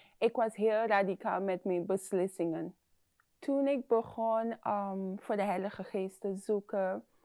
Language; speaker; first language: Dutch; non-native, fluent; English